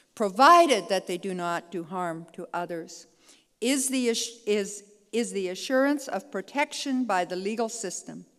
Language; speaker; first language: English; native; English